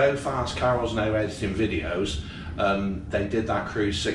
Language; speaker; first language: English; native; English